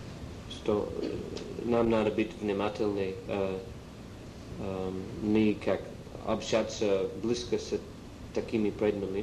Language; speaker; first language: Russian; non-native, learner; English